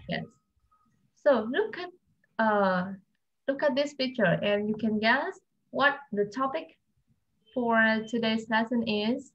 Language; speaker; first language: English; non-native, fluent; Vietnamese